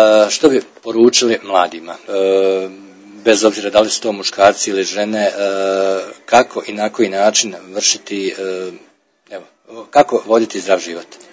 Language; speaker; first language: Croatian; native; Croatian